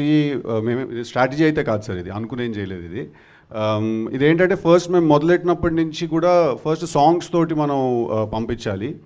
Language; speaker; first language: Telugu; native; Telugu